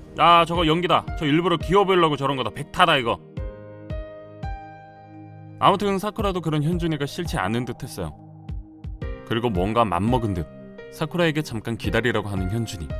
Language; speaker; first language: Korean; native; Korean